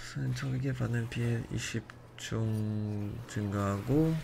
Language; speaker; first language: Korean; non-native, fluent; Russian